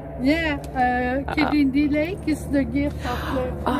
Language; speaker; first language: English; non-native, learner; French